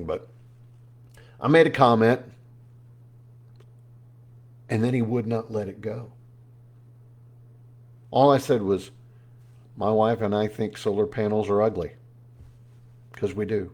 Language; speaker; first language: English; native; English